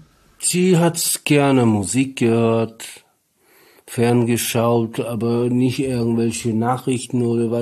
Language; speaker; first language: German; non-native, learner; Polish